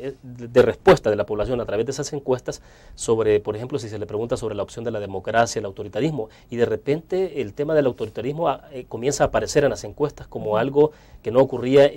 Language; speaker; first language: Spanish; native; Spanish